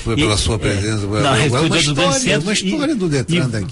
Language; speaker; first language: Portuguese; native; Portuguese